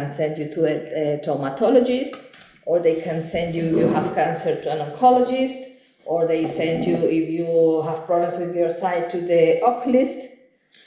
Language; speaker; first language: English; non-native, fluent; Spanish